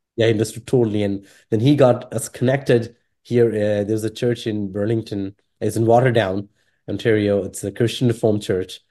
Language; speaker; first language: English; non-native, local second language; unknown